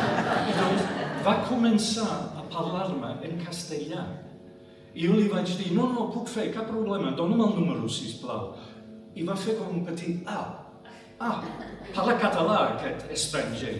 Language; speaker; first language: Catalan; non-native, fluent; English